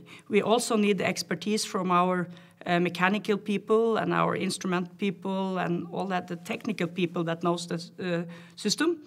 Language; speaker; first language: English; non-native, fluent; Norwegian